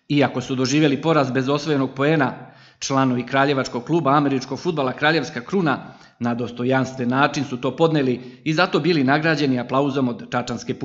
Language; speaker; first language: Serbian; native; Serbian